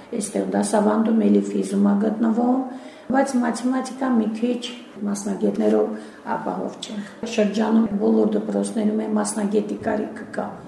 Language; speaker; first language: Armenian; native; Armenian